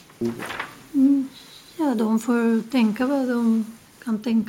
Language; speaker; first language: Swedish; non-native, fluent; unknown